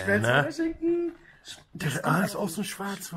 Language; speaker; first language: German; native; German